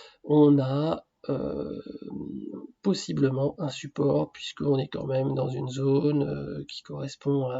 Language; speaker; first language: French; native; French